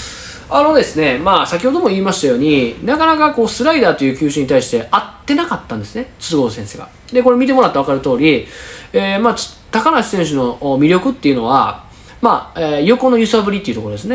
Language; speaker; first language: Japanese; native; Japanese